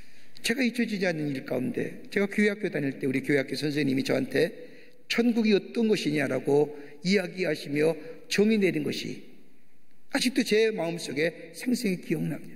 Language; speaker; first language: Korean; native; Korean